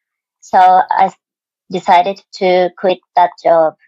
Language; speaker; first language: English; non-native, learner; Japanese